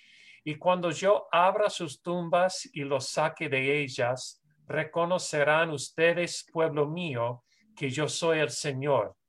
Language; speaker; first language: Spanish; non-native, fluent; English